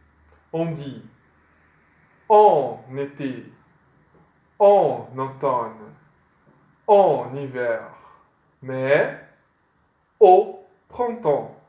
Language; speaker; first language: French; non-native, fluent; Portuguese